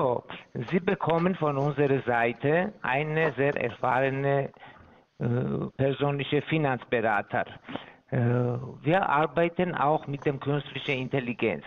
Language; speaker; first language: German; non-native, fluent; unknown